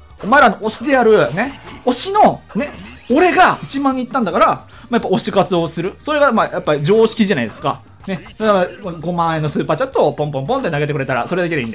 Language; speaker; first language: Japanese; native; Japanese